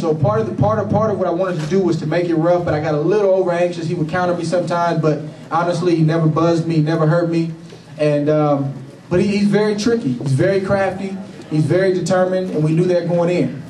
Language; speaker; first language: English; native; English